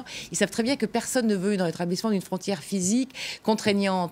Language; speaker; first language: French; native; French